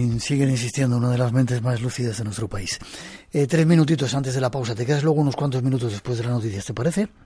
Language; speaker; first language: Spanish; native; Spanish